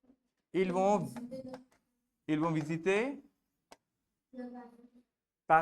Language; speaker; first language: French; non-native, fluent; Hindi